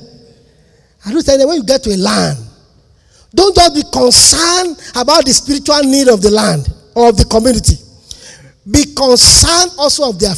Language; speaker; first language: English; non-native, local second language; Yoruba